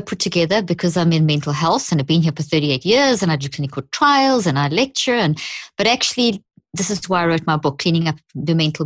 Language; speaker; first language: English; native; English